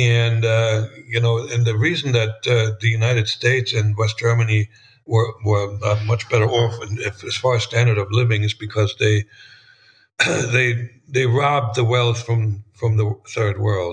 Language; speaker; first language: English; non-native, fluent; German